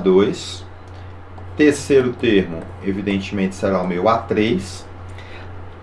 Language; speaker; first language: Portuguese; native; Portuguese